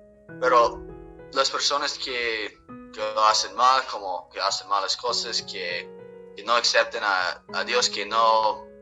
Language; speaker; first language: Spanish; non-native, fluent; English